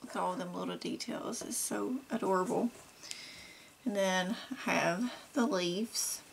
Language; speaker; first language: English; native; English